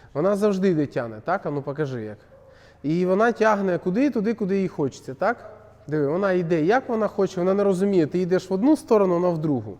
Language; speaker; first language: Ukrainian; non-native, local second language; Russian